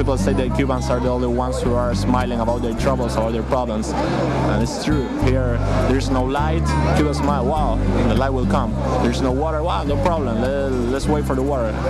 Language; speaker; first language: English; non-native, learner; Spanish